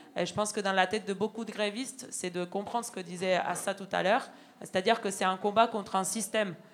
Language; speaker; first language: French; non-native, fluent; Spanish